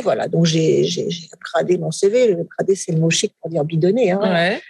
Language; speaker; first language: French; native; French